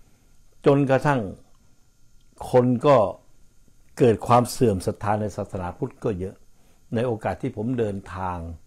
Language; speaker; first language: Thai; native; Thai